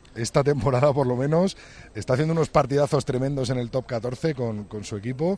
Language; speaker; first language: Spanish; native; Spanish